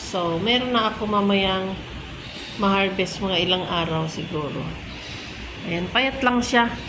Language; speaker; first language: Filipino; native; Filipino